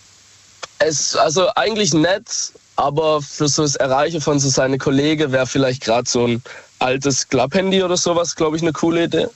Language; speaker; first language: German; native; German